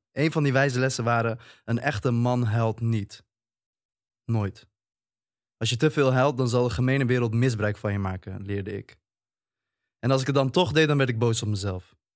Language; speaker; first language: Dutch; early bilingual, other home language; Turkish